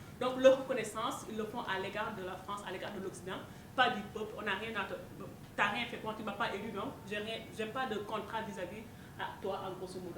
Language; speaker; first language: French; non-native, local second language; Wolof